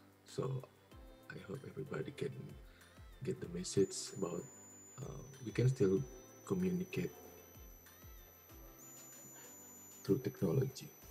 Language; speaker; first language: English; non-native, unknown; Indonesian